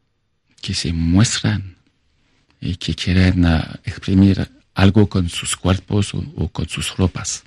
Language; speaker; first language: Spanish; non-native, fluent; French